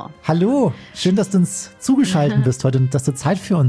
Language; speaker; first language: German; native; German